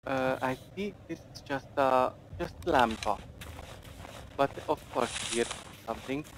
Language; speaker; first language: English; non-native, learner; Hungarian